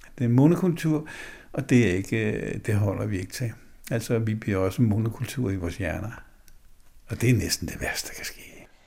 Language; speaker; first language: Danish; native; Danish